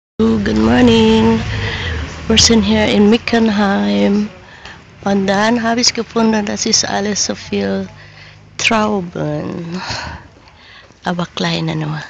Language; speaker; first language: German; non-native, learner; Filipino